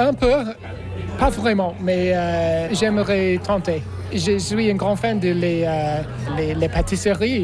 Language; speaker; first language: French; non-native, learner; English